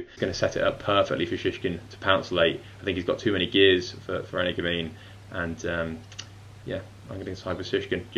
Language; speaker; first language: English; native; English